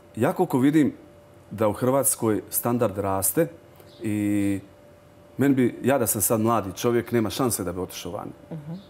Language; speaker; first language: Croatian; native; Croatian